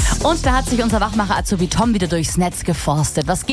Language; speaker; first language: German; native; German